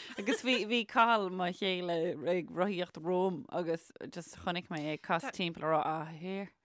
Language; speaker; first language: Irish; native; Irish